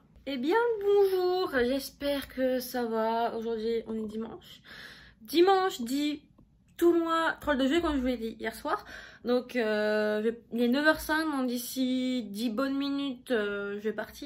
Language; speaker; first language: French; native; French